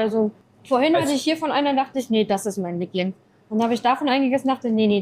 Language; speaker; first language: German; native; German